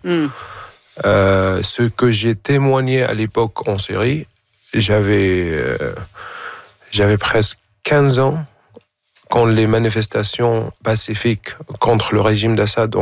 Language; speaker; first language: French; non-native, fluent; Arabic